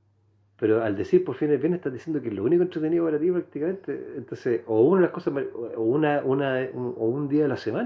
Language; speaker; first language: Spanish; native; Spanish